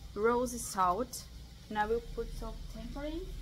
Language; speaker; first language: English; non-native, learner; Portuguese